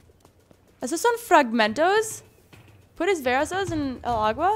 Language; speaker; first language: Spanish; non-native, learner; English